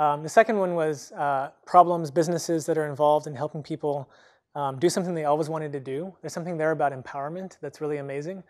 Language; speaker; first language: English; native; English